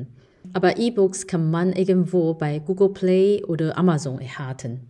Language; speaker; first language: German; non-native, fluent; Chinese